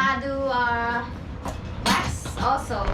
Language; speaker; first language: English; non-native, learner; Thai